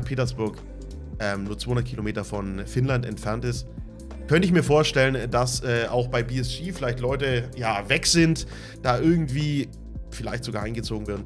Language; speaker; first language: German; native; German